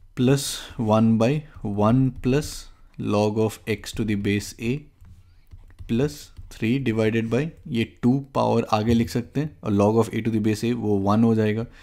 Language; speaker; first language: Hindi; native; Hindi